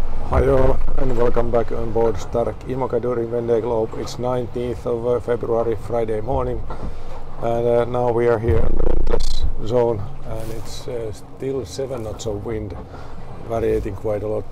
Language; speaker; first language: English; non-native, fluent; Finnish